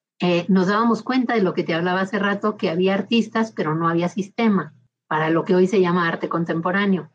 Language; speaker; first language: Spanish; native; Spanish